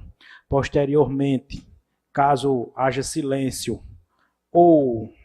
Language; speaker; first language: Portuguese; native; Portuguese